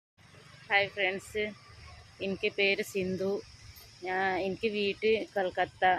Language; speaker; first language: Malayalam; non-native, learner; Hindi